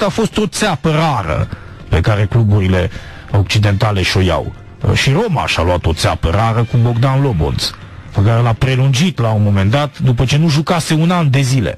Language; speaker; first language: Romanian; native; Romanian